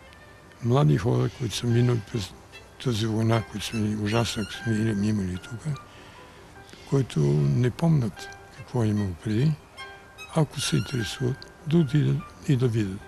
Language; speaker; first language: Bulgarian; early bilingual, heritage; Bulgarian